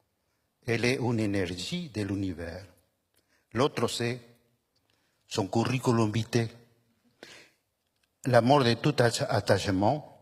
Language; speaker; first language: French; non-native, fluent; Spanish